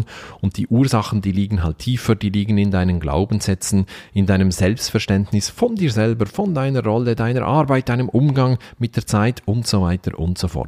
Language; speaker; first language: German; native; German